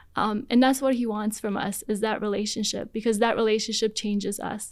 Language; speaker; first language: English; early bilingual, other home language; Polish